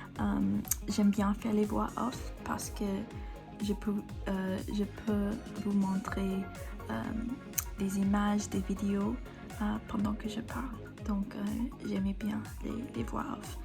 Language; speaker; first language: French; non-native, learner; English